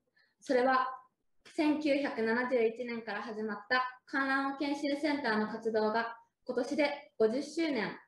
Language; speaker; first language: Japanese; native; Japanese